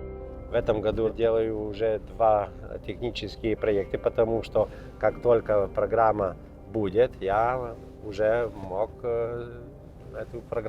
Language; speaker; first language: Russian; non-native, fluent; Lithuanian